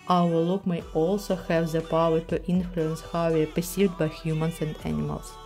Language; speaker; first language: English; non-native, fluent; Ukrainian